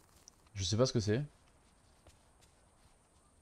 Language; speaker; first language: French; native; French